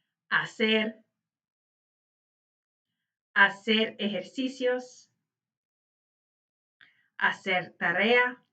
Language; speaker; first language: Spanish; non-native, fluent; English